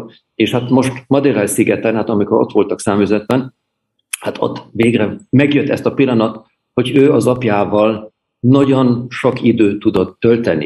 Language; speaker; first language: Hungarian; early bilingual, heritage; German